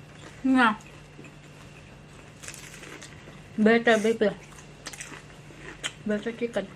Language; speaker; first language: English; non-native, learner; Indonesian